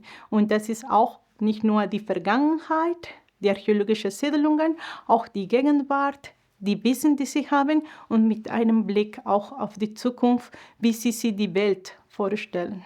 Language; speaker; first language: German; non-native, fluent; Spanish